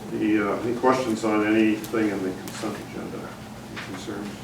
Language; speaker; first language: English; native; English